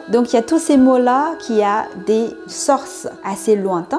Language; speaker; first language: French; non-native, learner; Chinese